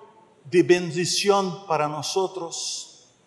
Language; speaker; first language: Spanish; non-native, learner; Portuguese